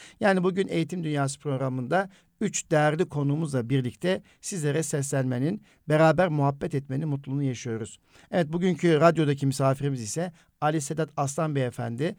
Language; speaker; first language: Turkish; native; Turkish